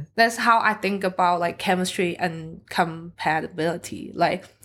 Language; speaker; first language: English; non-native, local second language; Cantonese